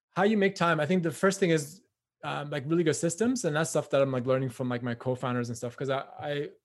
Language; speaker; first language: English; native; English